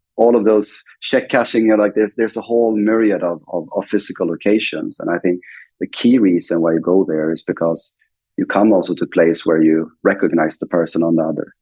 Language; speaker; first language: English; non-native, fluent; Swedish